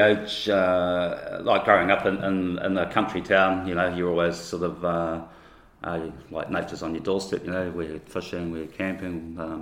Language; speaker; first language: English; native; English